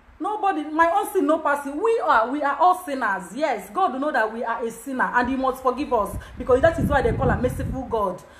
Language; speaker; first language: Nigerian Pidgin; non-native, local second language; Igbo